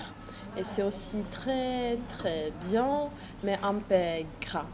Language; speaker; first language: French; non-native, fluent; Czech